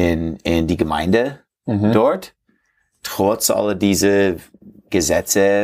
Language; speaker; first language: German; non-native, fluent; English